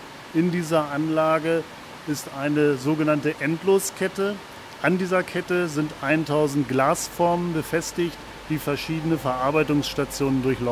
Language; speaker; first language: German; native; German